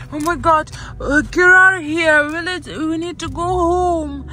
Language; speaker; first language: English; non-native, learner; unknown